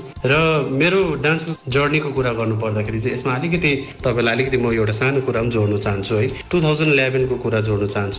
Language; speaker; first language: Nepali; native; Nepali